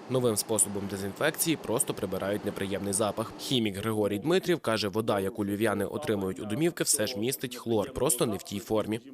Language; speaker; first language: Ukrainian; native; Ukrainian